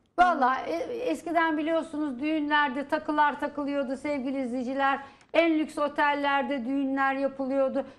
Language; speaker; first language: Turkish; native; Turkish